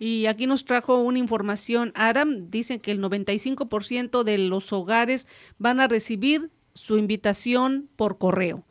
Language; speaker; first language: Spanish; native; Spanish